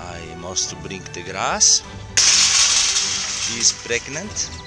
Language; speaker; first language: English; non-native, learner; Italian